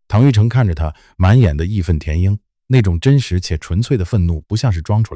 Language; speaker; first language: Chinese; native; Chinese